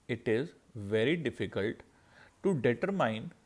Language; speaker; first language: English; non-native, local second language; Punjabi